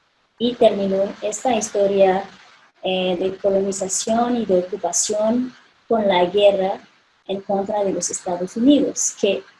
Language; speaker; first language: Spanish; non-native, fluent; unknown